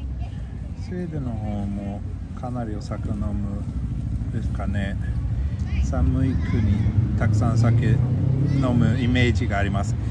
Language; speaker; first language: Japanese; non-native, fluent; Swedish